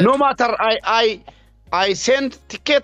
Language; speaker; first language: English; non-native, learner; Oromo